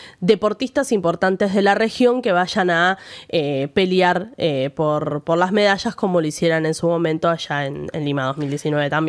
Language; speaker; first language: Spanish; native; Spanish